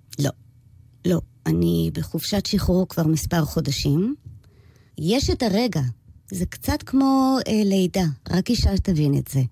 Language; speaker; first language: Hebrew; early bilingual, other home language; English